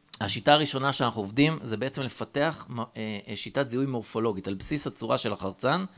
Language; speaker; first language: Hebrew; native; Hebrew